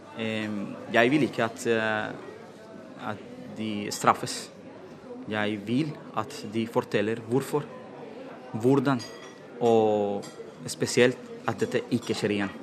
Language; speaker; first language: Norwegian; non-native, fluent; Spanish